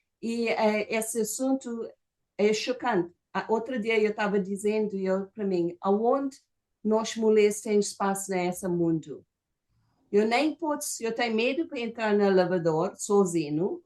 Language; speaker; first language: Portuguese; non-native, fluent; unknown